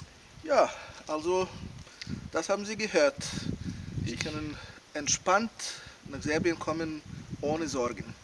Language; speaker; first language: German; non-native, fluent; Serbian